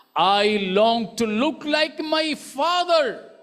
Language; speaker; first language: English; non-native, local second language; Hindi